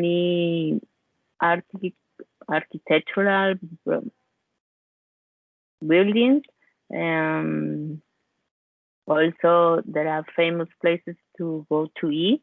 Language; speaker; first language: English; non-native, learner; Spanish